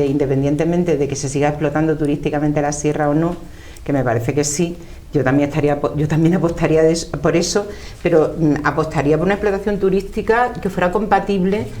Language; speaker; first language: Spanish; native; Spanish